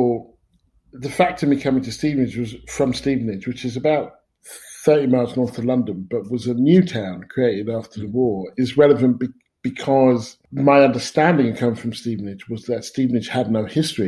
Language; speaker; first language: English; native; English